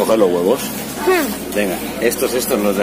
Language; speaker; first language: Spanish; native; Spanish